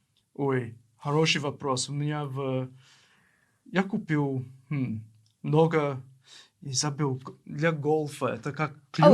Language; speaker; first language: Russian; non-native, learner; English